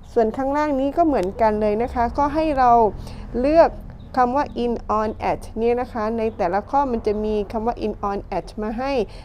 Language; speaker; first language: Thai; non-native, local second language; Pattani Malay